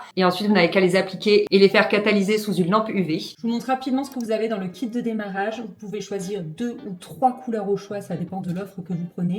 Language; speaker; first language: French; native; French